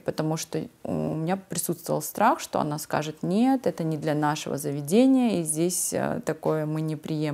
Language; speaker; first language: Russian; non-native, local second language; Ossetic